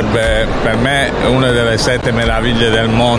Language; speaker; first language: Italian; native; Italian